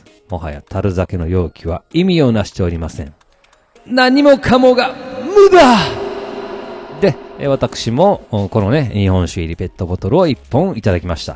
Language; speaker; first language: Japanese; native; Japanese